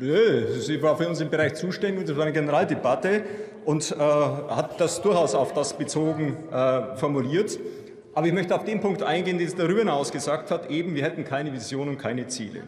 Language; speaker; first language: German; native; German